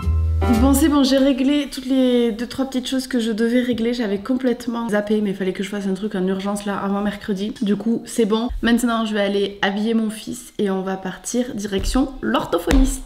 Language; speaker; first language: French; native; French